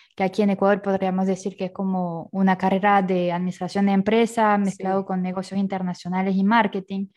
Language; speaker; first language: Spanish; non-native, fluent; French